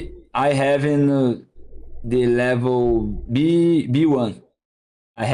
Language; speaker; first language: English; non-native, learner; Portuguese